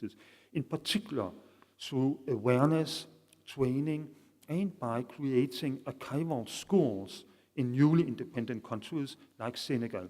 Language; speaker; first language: English; non-native, fluent; Danish